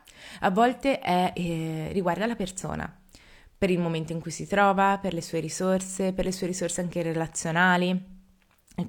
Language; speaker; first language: Italian; native; Italian